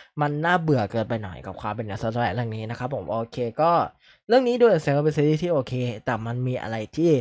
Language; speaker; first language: Thai; native; Thai